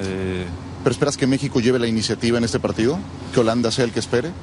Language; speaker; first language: Spanish; native; Spanish